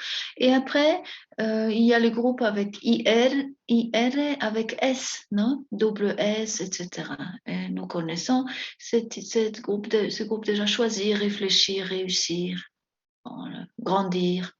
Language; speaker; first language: French; non-native, fluent; Spanish